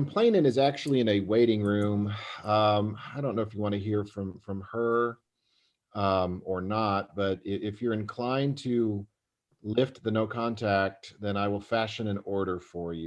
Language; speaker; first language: English; native; English